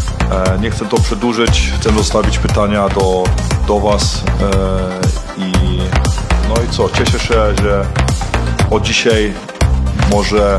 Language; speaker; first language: Polish; early bilingual, heritage; Polish